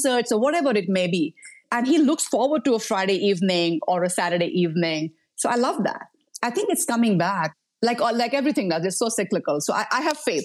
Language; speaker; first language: English; non-native, local second language; Hindi